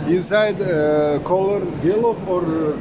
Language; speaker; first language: English; non-native, learner; Uzbek